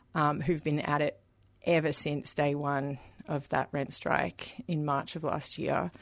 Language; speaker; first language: English; native; English